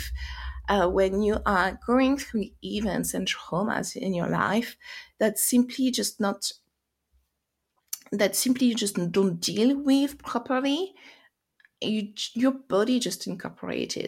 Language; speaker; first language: English; non-native, fluent; French